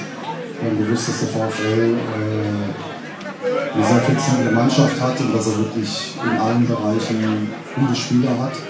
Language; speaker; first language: German; native; German